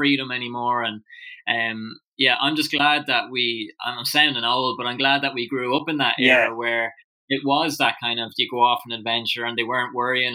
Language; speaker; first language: English; native; English